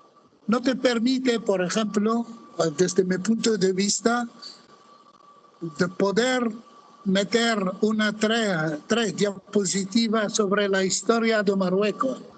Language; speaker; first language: Spanish; non-native, fluent; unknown